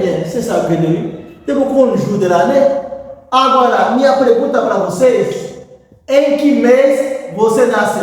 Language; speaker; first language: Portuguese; non-native, fluent; Haitian Creole